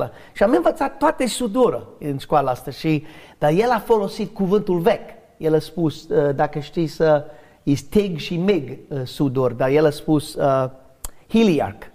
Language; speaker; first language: Romanian; non-native, learner; English